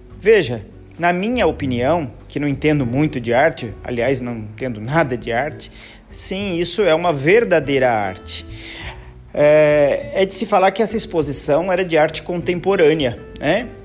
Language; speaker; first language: Portuguese; native; Portuguese